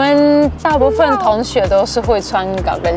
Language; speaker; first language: Chinese; non-native, fluent; Russian